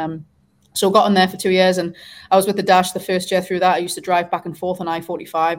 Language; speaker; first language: English; native; English